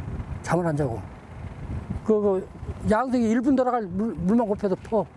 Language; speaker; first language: Korean; native; Korean